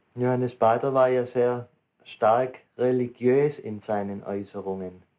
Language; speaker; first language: German; native; German